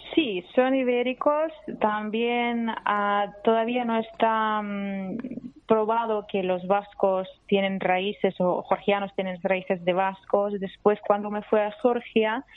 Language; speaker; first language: Spanish; non-native, fluent; Russian